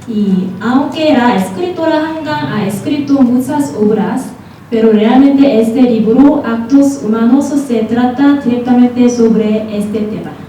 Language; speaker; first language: Spanish; non-native, learner; Korean